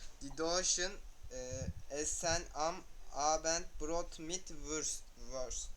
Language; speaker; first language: German; non-native, learner; Turkish